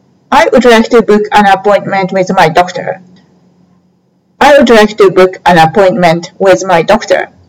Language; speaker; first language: English; non-native, fluent; Japanese